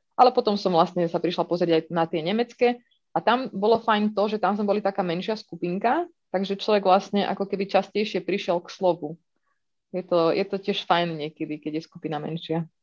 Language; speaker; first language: Slovak; native; Slovak